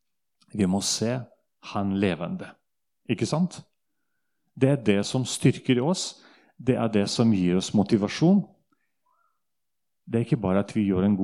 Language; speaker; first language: Norwegian; non-native, fluent; Russian